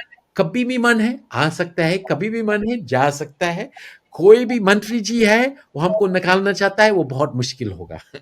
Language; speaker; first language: Hindi; non-native, fluent; English